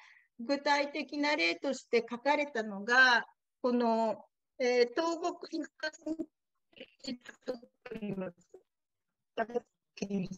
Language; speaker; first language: Japanese; native; Japanese